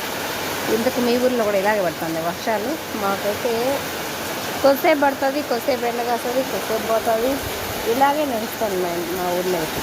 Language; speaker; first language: Telugu; native; Telugu